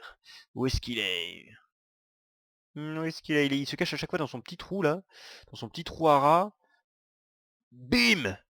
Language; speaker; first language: French; native; French